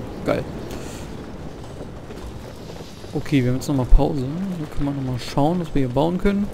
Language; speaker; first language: German; native; German